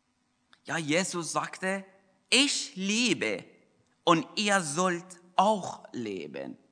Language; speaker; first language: German; non-native, fluent; Persian